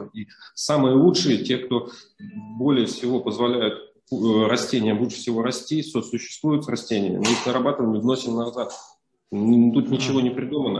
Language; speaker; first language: Russian; native; Russian